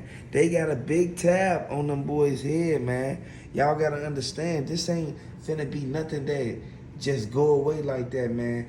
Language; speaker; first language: English; native; English